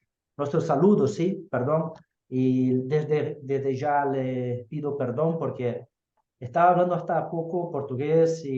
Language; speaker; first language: Spanish; non-native, fluent; Portuguese